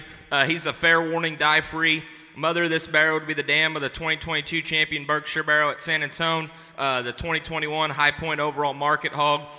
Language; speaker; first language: English; native; English